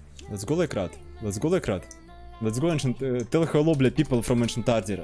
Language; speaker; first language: English; non-native, learner; Russian